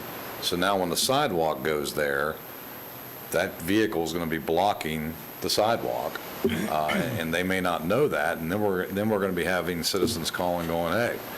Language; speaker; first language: English; native; English